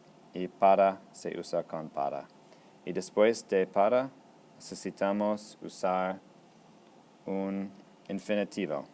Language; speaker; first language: Spanish; non-native, fluent; English